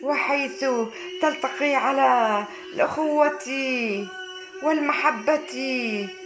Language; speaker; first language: Arabic; non-native, local second language; Kurdish